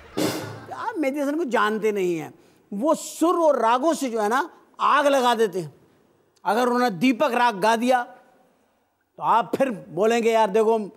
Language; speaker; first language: Urdu; native; Urdu